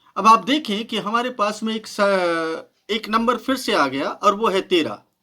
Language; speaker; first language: Hindi; native; Hindi